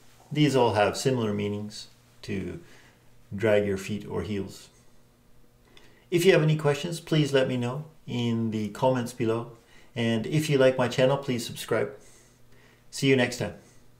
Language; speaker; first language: English; native; English